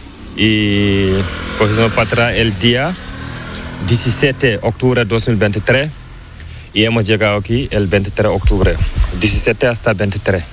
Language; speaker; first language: Spanish; non-native, learner; Fula